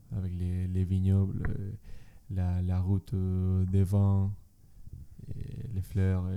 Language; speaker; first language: French; non-native, learner; Spanish